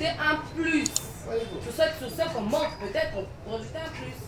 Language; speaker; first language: French; non-native, local second language; Lingala